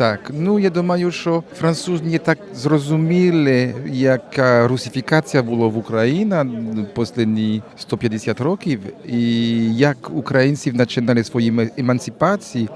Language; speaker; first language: Ukrainian; non-native, learner; French